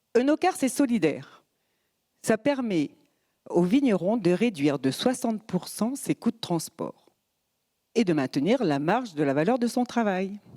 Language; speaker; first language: French; early bilingual, other home language; Portuguese